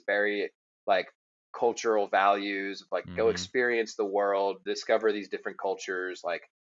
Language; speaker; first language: English; native; English